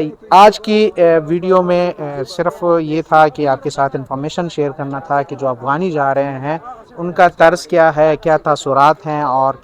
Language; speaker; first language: Urdu; native; Urdu